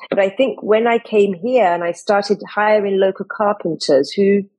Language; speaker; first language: English; native; English